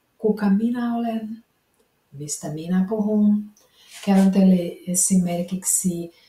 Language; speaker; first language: Finnish; non-native, learner; Portuguese